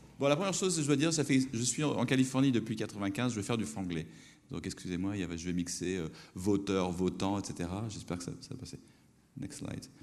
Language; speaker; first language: French; native; French